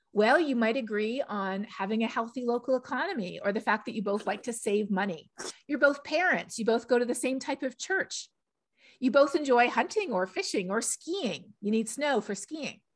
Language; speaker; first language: English; native; English